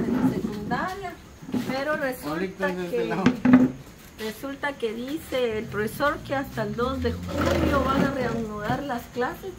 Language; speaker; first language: Spanish; native; Spanish